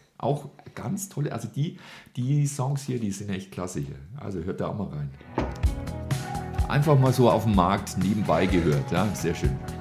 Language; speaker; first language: German; native; German